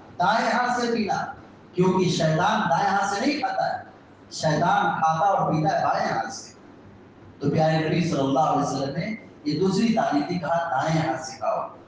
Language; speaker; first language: Urdu; native; Urdu